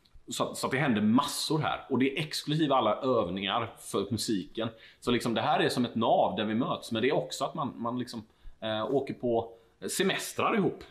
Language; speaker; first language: Swedish; native; Swedish